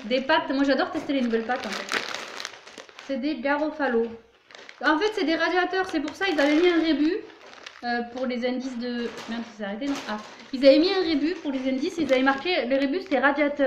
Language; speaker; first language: French; native; French